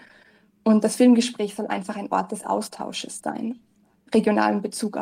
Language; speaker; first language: German; native; German